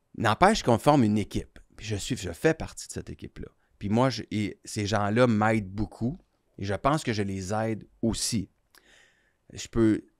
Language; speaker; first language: French; native; French